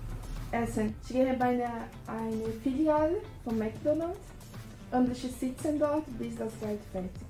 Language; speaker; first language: German; non-native, learner; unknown